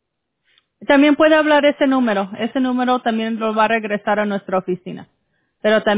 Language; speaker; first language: Spanish; early bilingual, heritage; English